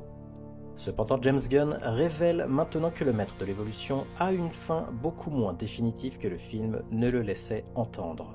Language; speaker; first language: French; native; French